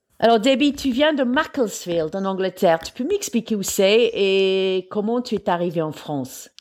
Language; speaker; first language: French; non-native, fluent; English